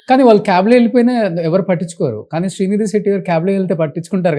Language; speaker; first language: Telugu; native; Telugu